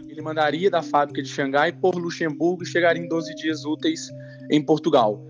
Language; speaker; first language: Portuguese; native; Portuguese